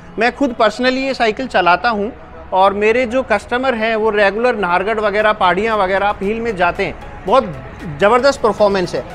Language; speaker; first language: Hindi; native; Hindi